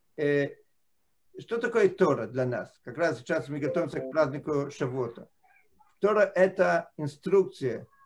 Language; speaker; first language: Russian; non-native, fluent; Italian